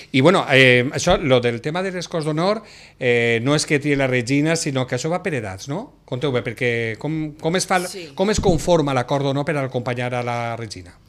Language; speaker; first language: Catalan; native; Catalan